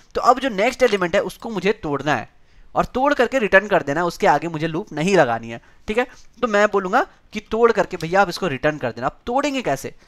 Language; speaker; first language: Hindi; native; Hindi